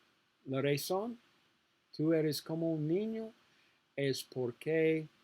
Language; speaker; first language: Spanish; non-native, learner; English